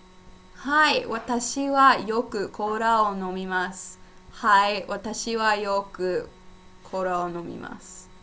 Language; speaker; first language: Japanese; non-native, fluent; English